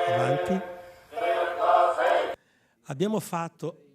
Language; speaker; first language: Italian; non-native, fluent; Portuguese